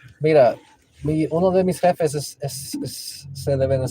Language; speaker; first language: Spanish; non-native, local second language; English